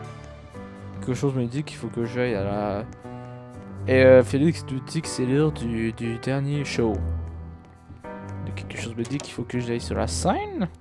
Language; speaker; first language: French; native; French